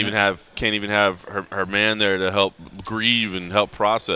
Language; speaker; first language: English; native; English